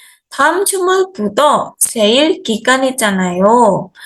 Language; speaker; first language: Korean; non-native, fluent; Indonesian